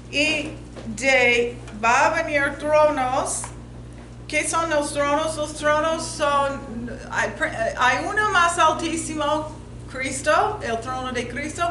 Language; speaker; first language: Spanish; non-native, learner; English